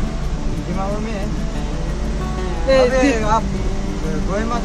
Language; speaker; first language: Hindi; non-native, local second language; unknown